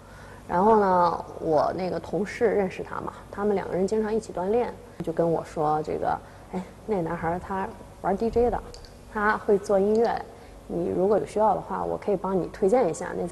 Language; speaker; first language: Chinese; native; Chinese